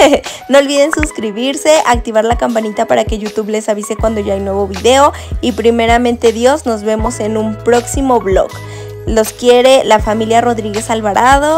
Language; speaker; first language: Spanish; native; Spanish